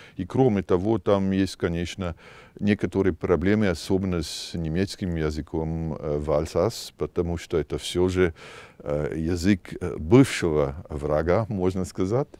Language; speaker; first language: Russian; non-native, fluent; German